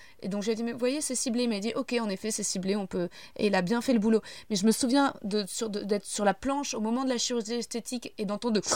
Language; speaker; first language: French; native; French